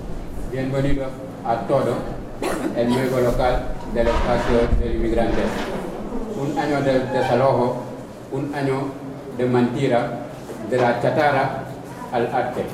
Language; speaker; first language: Spanish; non-native, fluent; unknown